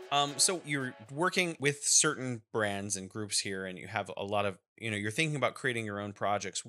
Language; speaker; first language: English; native; English